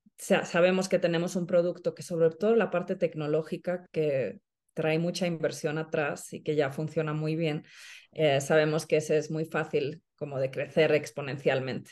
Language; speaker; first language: Spanish; non-native, fluent; Swedish